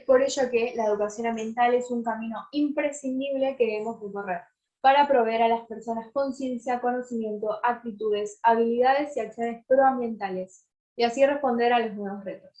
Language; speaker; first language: Spanish; native; Spanish